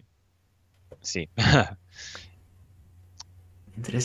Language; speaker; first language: Spanish; non-native, learner; Swedish